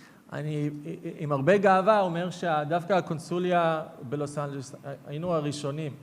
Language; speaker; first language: Hebrew; non-native, fluent; English